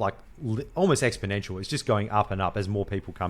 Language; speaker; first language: English; native; English